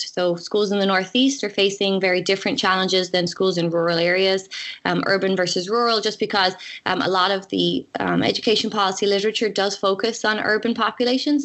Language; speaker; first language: English; native; English